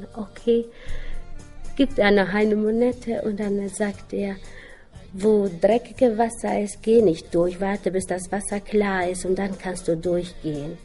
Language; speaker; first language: German; non-native, learner; Albanian